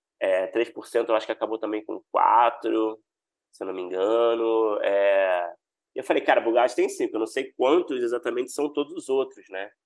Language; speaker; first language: Portuguese; native; Portuguese